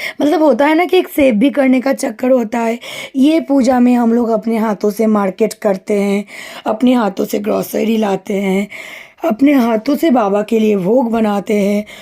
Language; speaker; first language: Hindi; non-native, local second language; Bangla